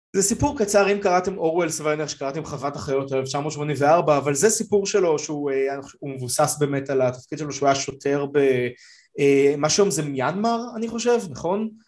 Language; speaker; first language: Hebrew; native; Hebrew